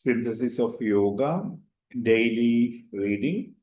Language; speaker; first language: English; non-native, local second language; Tamil